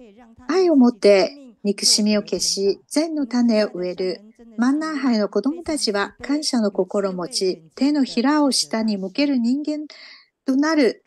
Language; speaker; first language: Japanese; non-native, fluent; Chinese